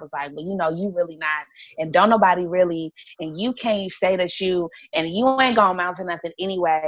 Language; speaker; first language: English; native; English